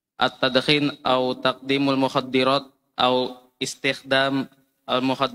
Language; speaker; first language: Arabic; non-native, learner; Indonesian